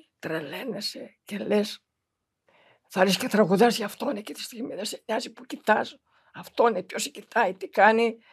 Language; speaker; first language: Greek; early bilingual, heritage; Greek